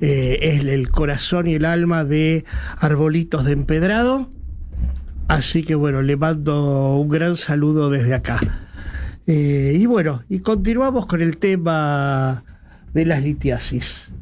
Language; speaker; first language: Spanish; native; Spanish